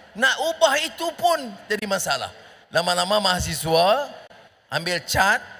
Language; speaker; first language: Malay; native; Malay